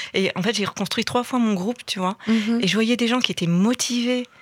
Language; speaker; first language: French; native; French